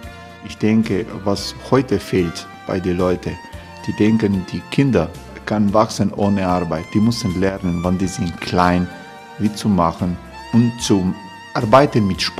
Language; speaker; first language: German; non-native, learner; Croatian